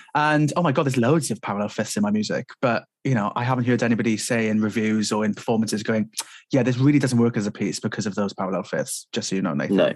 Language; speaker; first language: English; native; English